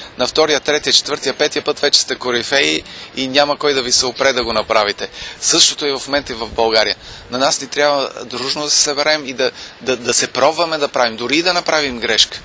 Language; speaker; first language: Bulgarian; non-native, fluent; German